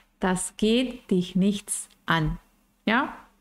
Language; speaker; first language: German; non-native, fluent; Spanish